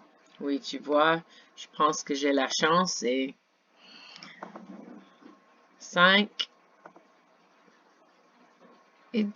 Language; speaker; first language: French; non-native, fluent; English